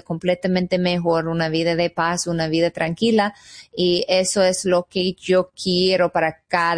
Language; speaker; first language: Spanish; non-native, fluent; English